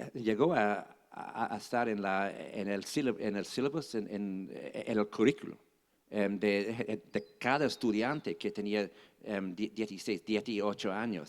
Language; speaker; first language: Spanish; non-native, fluent; English